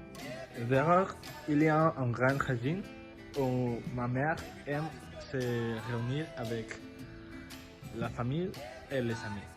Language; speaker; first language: French; non-native, learner; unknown